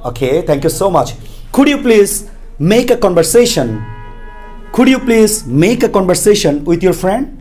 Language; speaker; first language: English; non-native, fluent; Bangla